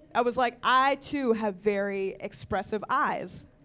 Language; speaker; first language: English; native; English